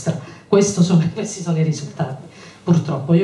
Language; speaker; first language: Italian; native; Italian